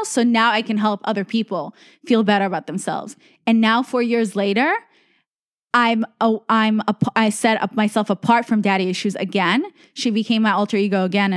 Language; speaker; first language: English; native; English